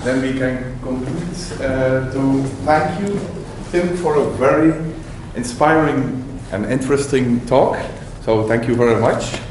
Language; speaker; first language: English; non-native, fluent; Dutch